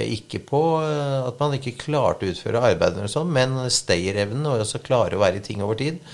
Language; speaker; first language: Norwegian; native; Norwegian